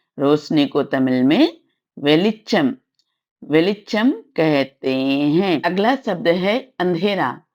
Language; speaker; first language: Hindi; non-native, local second language; Tamil